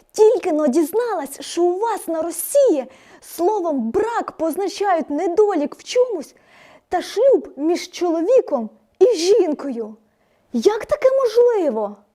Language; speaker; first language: Ukrainian; non-native, local second language; Russian